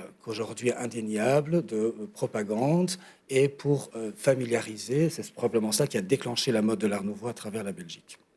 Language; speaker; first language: French; native; French